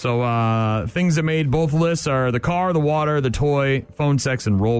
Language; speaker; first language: English; native; English